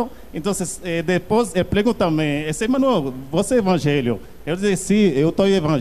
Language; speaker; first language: Portuguese; non-native, learner; Haitian Creole